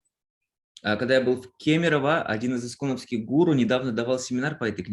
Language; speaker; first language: Russian; native; Russian